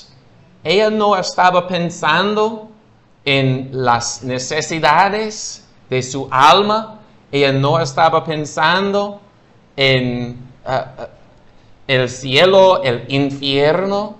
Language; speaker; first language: Spanish; non-native, fluent; English